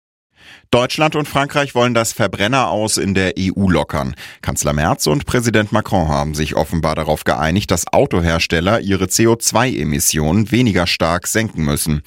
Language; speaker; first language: German; native; German